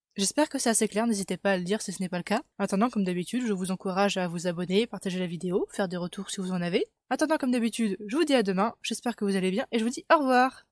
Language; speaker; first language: French; native; French